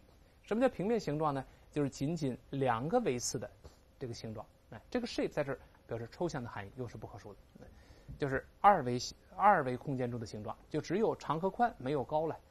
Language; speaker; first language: Chinese; native; Chinese